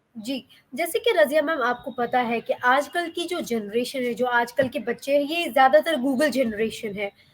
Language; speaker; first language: Hindi; native; Hindi